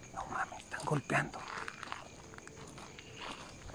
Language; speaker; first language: Spanish; native; Spanish